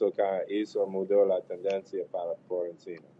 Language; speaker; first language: Portuguese; non-native, fluent; English